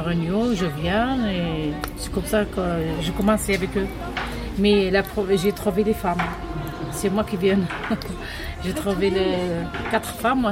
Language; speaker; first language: French; non-native, learner; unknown